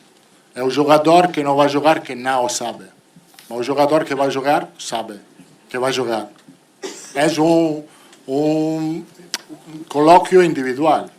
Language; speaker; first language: Portuguese; non-native, fluent; Italian